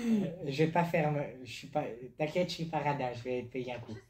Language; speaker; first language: French; native; French